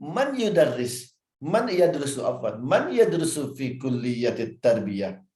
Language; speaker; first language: Arabic; non-native, fluent; Indonesian